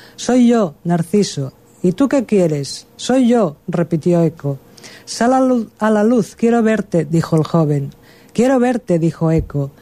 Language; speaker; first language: Spanish; non-native, local second language; Catalan